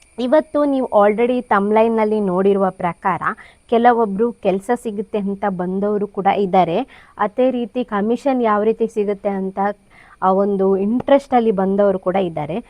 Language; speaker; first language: Kannada; non-native, local second language; Konkani